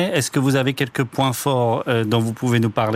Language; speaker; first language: French; native; French